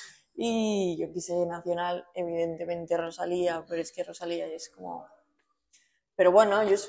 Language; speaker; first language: Spanish; native; Spanish